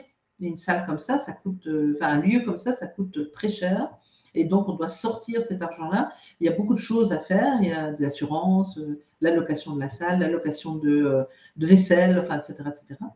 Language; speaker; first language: French; native; French